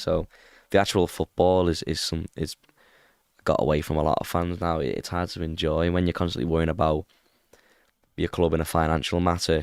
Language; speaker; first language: English; native; English